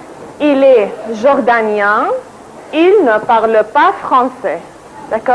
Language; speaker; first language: French; non-native, fluent; Arabic